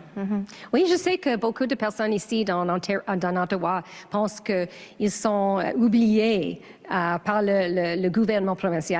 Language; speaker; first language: French; non-native, learner; English